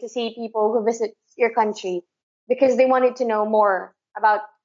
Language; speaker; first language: English; non-native, local second language; Filipino